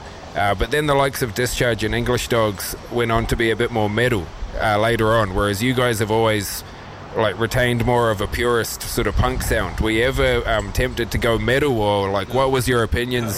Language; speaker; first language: English; native; English